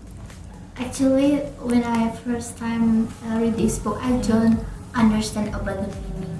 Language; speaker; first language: English; non-native, learner; Indonesian